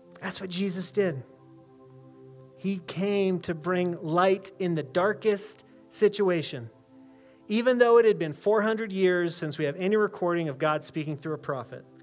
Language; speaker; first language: English; native; English